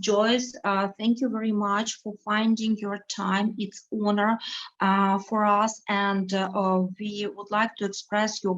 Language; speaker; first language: English; non-native, fluent; Ukrainian